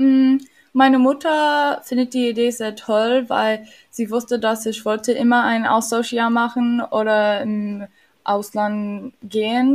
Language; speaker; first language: German; non-native, learner; English